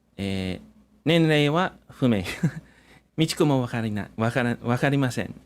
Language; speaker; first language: Japanese; non-native, fluent; English